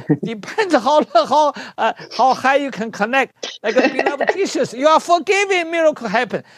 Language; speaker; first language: English; non-native, learner; Chinese